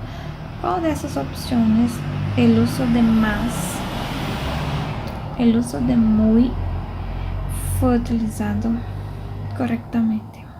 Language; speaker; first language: Spanish; non-native, fluent; Portuguese